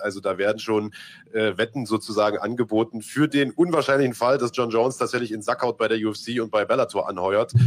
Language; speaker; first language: German; native; German